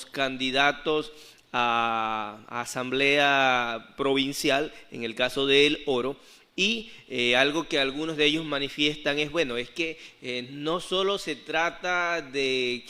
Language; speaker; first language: Spanish; native; Spanish